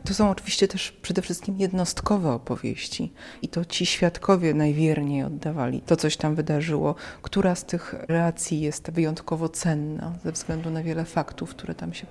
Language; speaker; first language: Polish; native; Polish